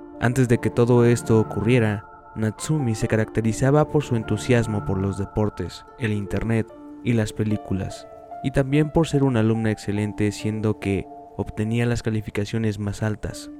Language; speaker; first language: Spanish; native; Spanish